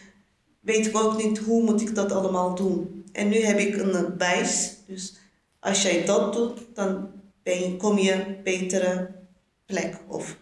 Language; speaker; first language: Dutch; non-native, learner; Turkish